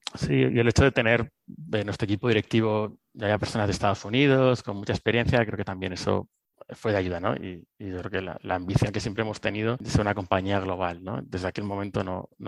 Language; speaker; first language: Spanish; native; Spanish